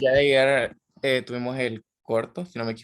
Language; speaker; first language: Spanish; native; Spanish